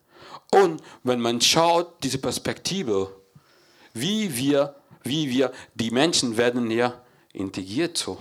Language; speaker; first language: German; non-native, learner; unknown